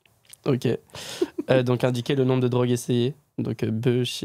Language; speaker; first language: French; native; French